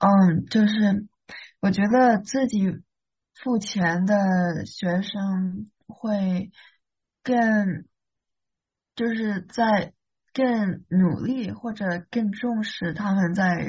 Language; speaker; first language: Chinese; early bilingual, heritage; Chinese